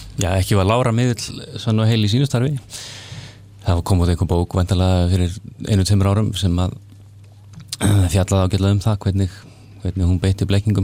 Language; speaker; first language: Icelandic; native; Icelandic